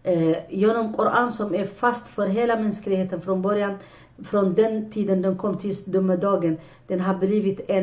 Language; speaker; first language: Swedish; non-native, fluent; Arabic